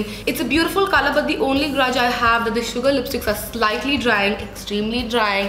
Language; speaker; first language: English; non-native, local second language; Hindi